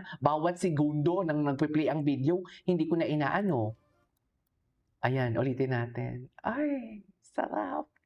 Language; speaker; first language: Filipino; non-native, local second language; Hiligaynon